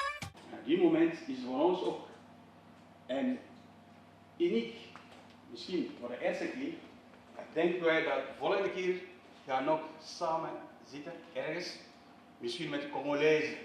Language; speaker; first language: Dutch; non-native, fluent; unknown